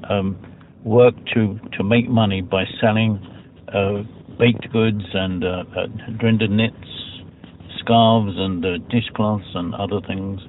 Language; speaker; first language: English; native; English